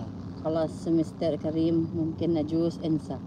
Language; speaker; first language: Arabic; non-native, learner; Filipino